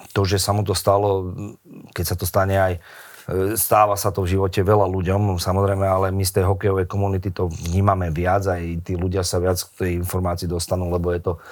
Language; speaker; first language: Slovak; native; Slovak